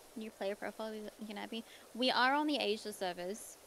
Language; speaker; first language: English; native; English